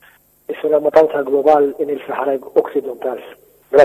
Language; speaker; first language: Spanish; non-native, fluent; Arabic